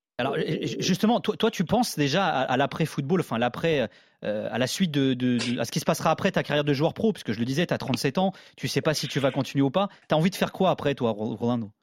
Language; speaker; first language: French; native; French